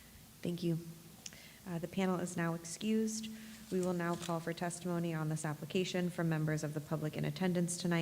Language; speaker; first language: English; native; English